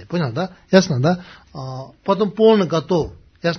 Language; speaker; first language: Russian; non-native, learner; Tibetan